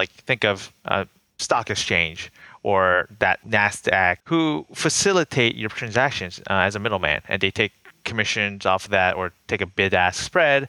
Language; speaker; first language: English; native; English